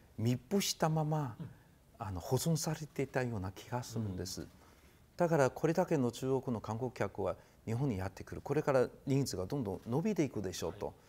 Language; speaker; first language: Japanese; non-native, fluent; Chinese